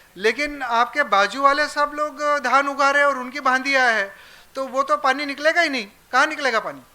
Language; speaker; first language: Hindi; non-native, local second language; Marathi